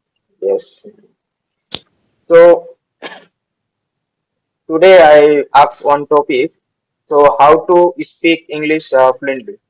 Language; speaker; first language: English; non-native, local second language; Bangla